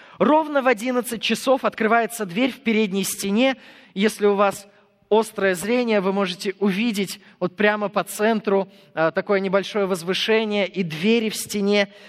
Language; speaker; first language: Russian; non-native, fluent; English